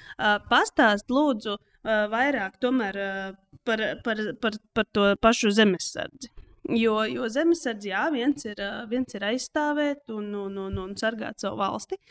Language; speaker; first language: Latvian; native; Latvian